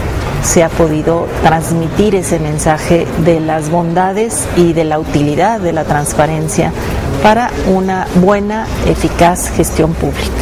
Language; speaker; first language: Spanish; native; Spanish